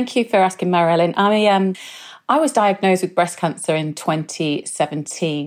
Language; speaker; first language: English; native; English